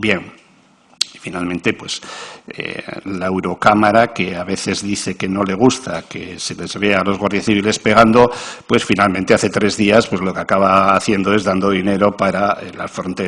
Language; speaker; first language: Spanish; native; Spanish